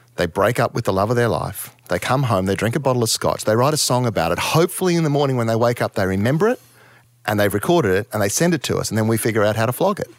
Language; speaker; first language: English; native; English